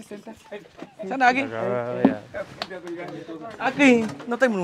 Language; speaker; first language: Portuguese; non-native, learner; Vietnamese